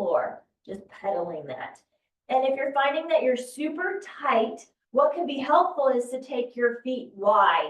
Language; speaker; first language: English; native; English